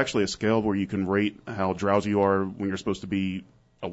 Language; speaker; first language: English; native; English